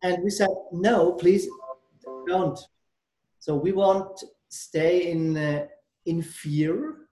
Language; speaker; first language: English; non-native, learner; German